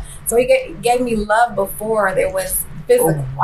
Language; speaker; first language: English; native; English